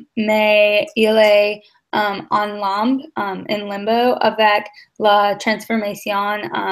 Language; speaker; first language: French; non-native, learner; English